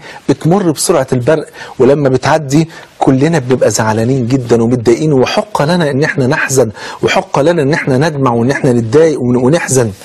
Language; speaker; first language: Arabic; native; Arabic